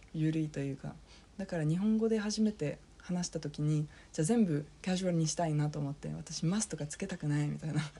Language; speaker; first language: Japanese; non-native, fluent; French